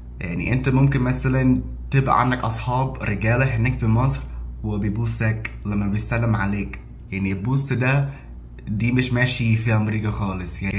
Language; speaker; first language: Egyptian Arabic; non-native, fluent; English